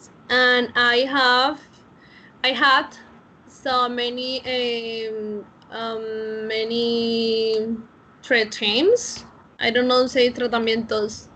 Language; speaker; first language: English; non-native, learner; Spanish